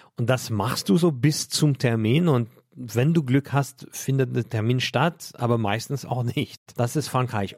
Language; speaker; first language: German; non-native, fluent; French